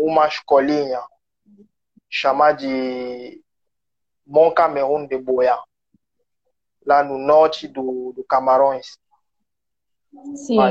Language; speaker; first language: Portuguese; non-native, learner; French